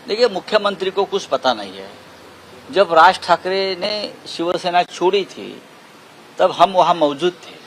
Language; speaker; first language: Hindi; non-native, local second language; Marathi